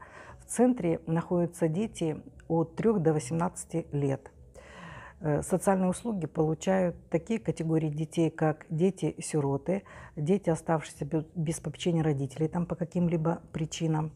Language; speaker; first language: Russian; native; Russian